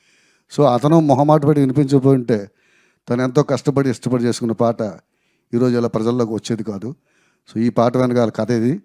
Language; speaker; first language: Telugu; native; Telugu